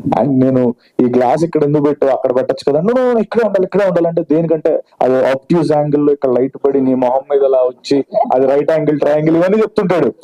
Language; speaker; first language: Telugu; native; Telugu